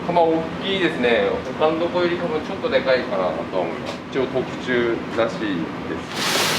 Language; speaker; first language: Japanese; native; Japanese